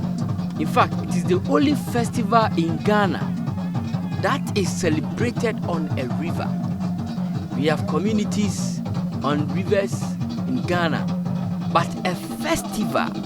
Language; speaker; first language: English; non-native, local second language; Akan